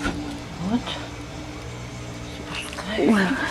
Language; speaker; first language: Russian; non-native, local second language; Yakut